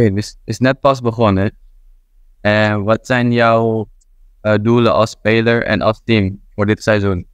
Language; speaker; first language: Dutch; non-native, learner; Indonesian